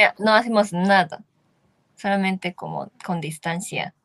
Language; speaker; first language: Spanish; non-native, learner; Japanese